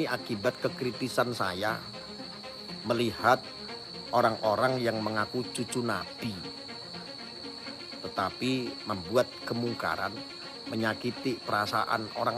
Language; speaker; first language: Indonesian; non-native, local second language; Javanese